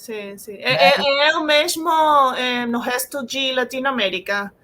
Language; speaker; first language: Portuguese; non-native, fluent; Spanish